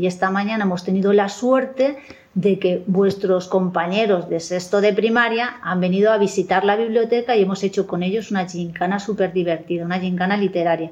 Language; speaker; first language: Spanish; native; Spanish